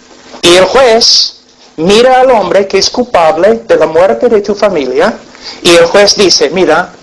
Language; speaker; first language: Spanish; non-native, fluent; English